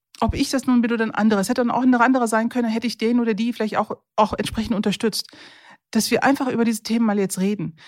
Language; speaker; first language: German; early bilingual, other home language; Turkish